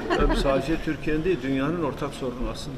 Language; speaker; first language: Turkish; native; Turkish